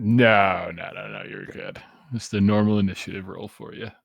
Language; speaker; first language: English; native; English